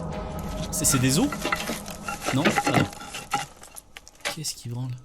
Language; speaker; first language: French; native; French